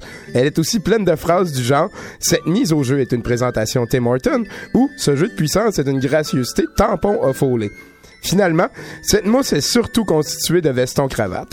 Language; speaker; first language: French; native; French